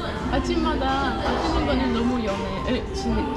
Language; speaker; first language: Korean; non-native, learner; French